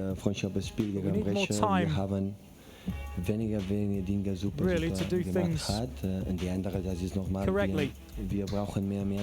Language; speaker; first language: German; non-native, learner; Catalan